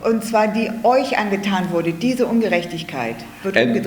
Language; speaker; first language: German; native; German